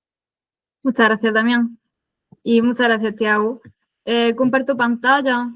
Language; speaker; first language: Spanish; native; Spanish